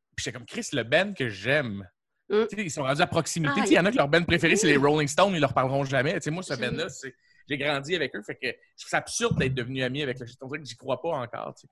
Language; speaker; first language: French; native; French